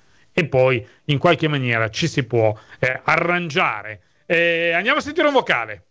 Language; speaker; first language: Italian; native; Italian